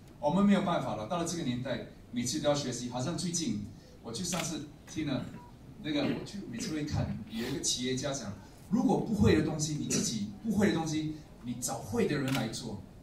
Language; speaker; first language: Chinese; native; Chinese